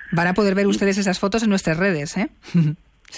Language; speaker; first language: Spanish; native; Spanish